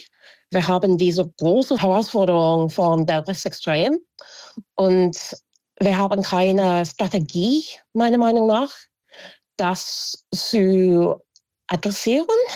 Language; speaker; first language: German; non-native, fluent; English